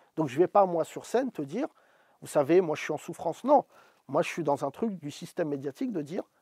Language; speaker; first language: French; native; French